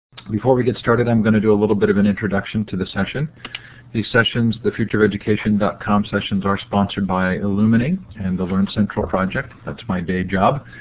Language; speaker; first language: English; native; English